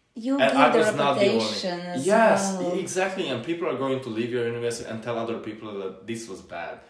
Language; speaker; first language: English; non-native, fluent; Hungarian